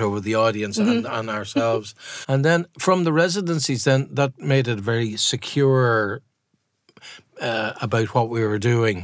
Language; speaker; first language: English; native; English